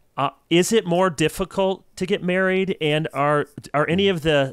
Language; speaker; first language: English; native; English